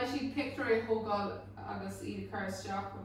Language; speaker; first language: Irish; non-native, local second language; English